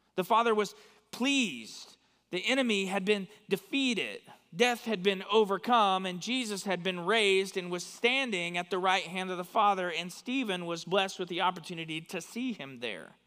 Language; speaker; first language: English; native; English